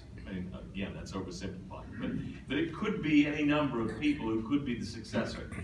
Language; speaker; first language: English; native; English